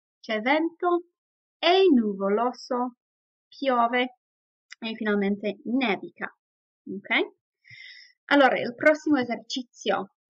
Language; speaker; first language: Italian; non-native, fluent; English